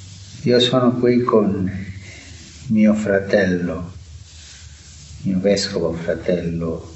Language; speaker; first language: Italian; non-native, fluent; Spanish